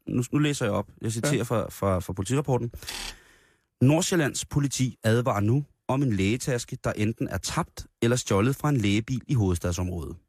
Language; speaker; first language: Danish; native; Danish